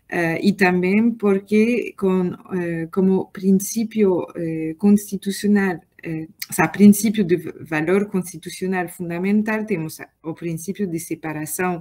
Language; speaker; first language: Portuguese; non-native, learner; French